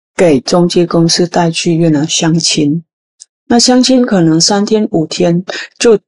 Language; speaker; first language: Chinese; non-native, fluent; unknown